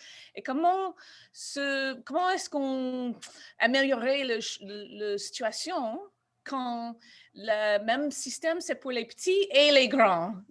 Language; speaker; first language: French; non-native, fluent; English